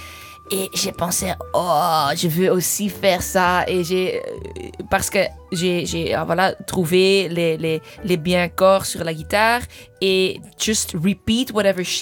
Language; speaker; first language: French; non-native, learner; English